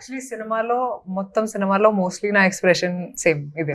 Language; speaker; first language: Telugu; non-native, local second language; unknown